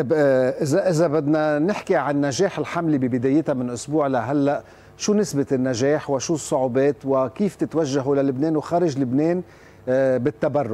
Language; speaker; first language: Arabic; native; Arabic